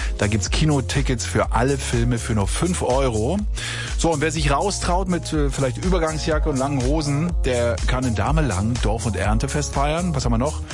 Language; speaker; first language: German; native; German